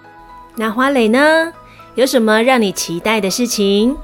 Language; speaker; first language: Chinese; native; Chinese